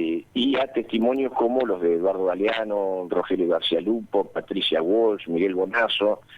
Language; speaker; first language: Spanish; native; Spanish